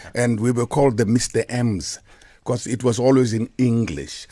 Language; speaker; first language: English; non-native, local second language; Xhosa